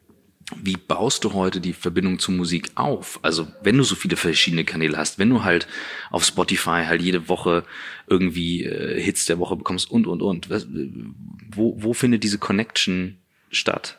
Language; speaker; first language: German; native; German